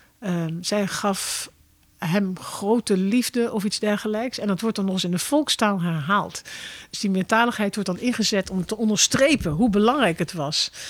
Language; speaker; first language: Dutch; native; Dutch